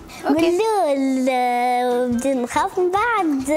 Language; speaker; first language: Arabic; native; Arabic